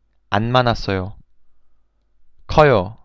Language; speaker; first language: Korean; non-native, fluent; English